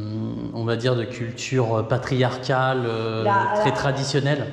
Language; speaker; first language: French; native; French